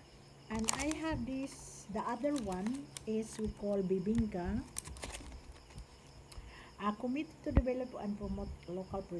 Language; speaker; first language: English; non-native, local second language; Cebuano